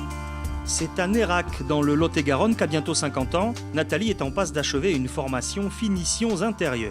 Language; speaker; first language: French; native; French